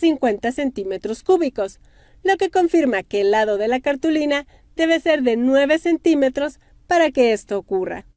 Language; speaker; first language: Spanish; native; Spanish